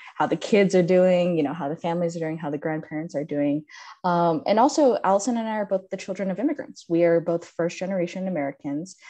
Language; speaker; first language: English; native; English